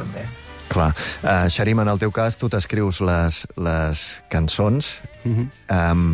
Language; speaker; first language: Catalan; native; Catalan